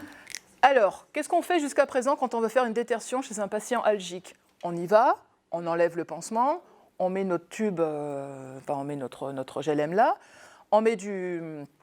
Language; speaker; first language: French; native; French